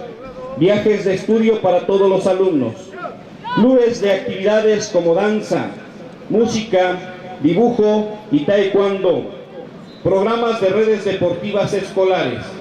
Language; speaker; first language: Spanish; native; Spanish